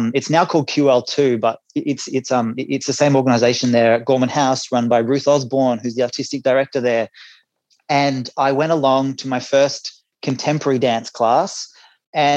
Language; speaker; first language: English; native; English